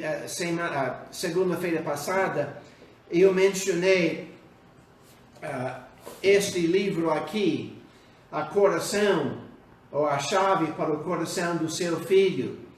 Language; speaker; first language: Portuguese; non-native, fluent; English